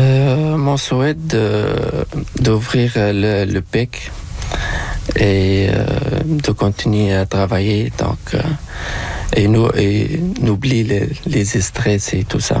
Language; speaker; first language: French; non-native, local second language; Arabic